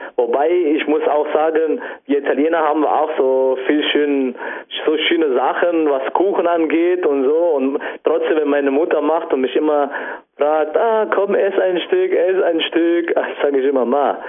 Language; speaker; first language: German; non-native, fluent; Italian